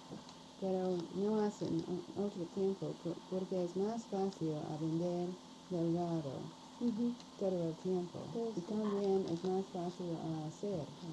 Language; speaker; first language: Spanish; non-native, learner; English